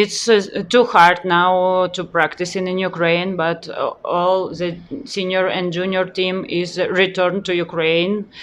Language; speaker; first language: English; non-native, learner; Ukrainian